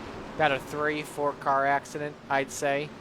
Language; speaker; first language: English; native; English